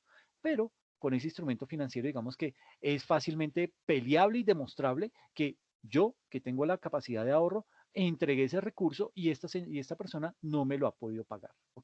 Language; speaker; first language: Spanish; native; Spanish